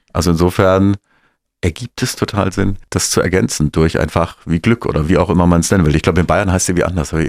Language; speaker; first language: German; native; German